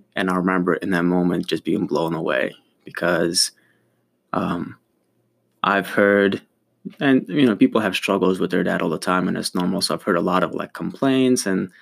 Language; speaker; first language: English; early bilingual, other home language; Ukrainian